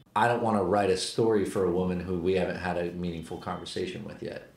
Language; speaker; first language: English; native; English